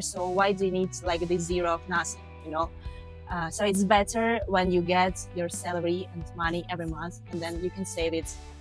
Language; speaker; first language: English; non-native, fluent; Ukrainian